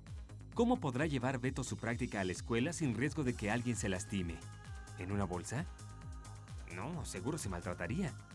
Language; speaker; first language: Spanish; native; Spanish